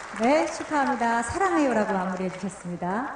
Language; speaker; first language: Korean; native; Korean